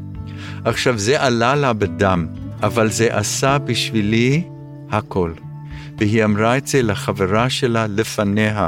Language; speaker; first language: Hebrew; early bilingual, other home language; English